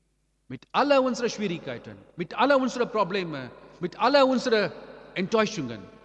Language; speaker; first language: German; non-native, learner; Amharic